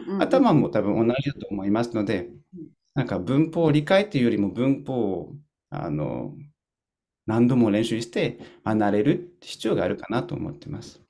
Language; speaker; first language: Japanese; non-native, fluent; French